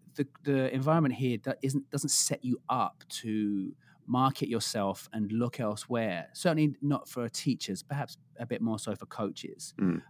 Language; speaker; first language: English; native; English